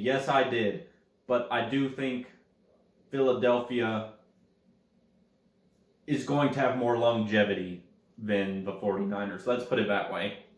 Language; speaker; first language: English; native; English